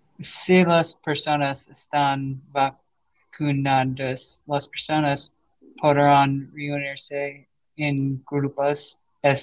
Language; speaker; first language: Spanish; non-native, learner; English